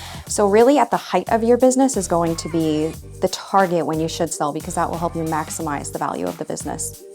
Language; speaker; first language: English; native; English